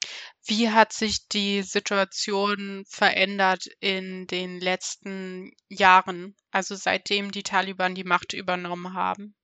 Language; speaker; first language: German; native; German